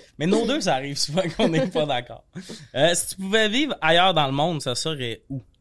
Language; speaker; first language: French; native; French